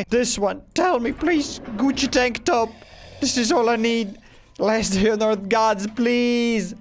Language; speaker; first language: English; non-native, fluent; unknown